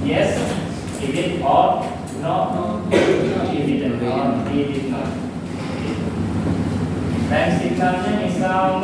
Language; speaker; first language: English; non-native, fluent; Indonesian